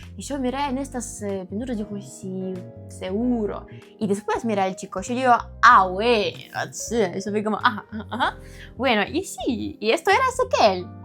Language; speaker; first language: Spanish; non-native, fluent; Ukrainian